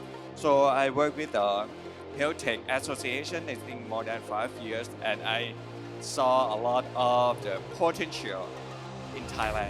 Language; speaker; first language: English; non-native, learner; Thai